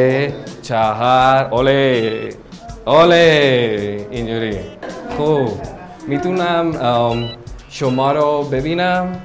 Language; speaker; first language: Persian; non-native, learner; Spanish